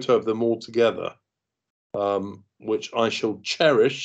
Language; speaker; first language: English; native; English